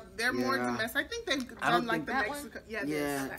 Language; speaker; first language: English; native; English